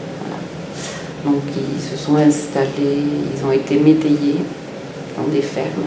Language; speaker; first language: French; early bilingual, other home language; Italian